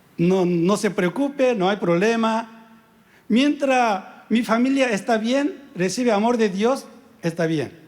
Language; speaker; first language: Spanish; non-native, fluent; Korean